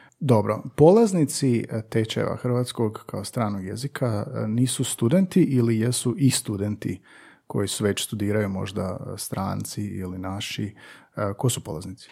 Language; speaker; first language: Croatian; native; Croatian